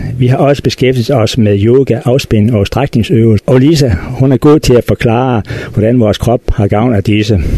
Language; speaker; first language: Danish; native; Danish